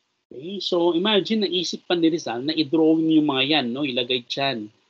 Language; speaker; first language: Filipino; native; Filipino